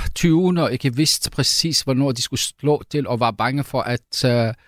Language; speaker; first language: Danish; non-native, fluent; Arabic